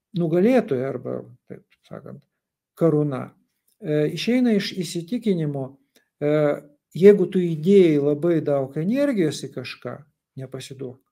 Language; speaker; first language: Lithuanian; non-native, local second language; Russian